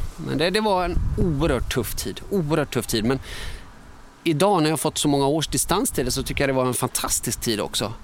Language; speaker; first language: Swedish; early bilingual, other home language; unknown